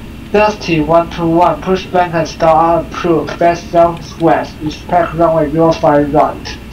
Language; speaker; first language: English; non-native, fluent; Chinese